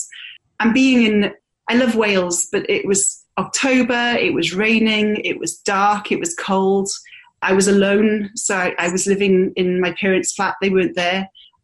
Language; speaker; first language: English; native; English